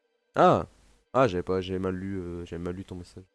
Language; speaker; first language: French; native; French